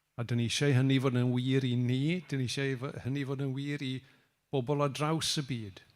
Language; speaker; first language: Welsh; native; Welsh